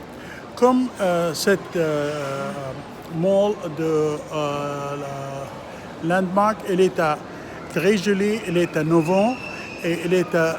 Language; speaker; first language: French; non-native, learner; Arabic